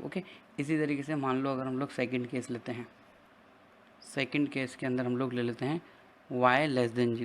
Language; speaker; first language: Hindi; native; Hindi